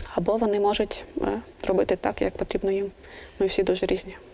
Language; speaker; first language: Ukrainian; non-native, local second language; Russian